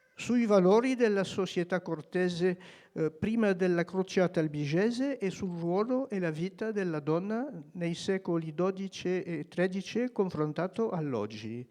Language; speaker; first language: Italian; non-native, fluent; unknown